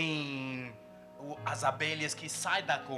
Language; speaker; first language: Portuguese; non-native, fluent; English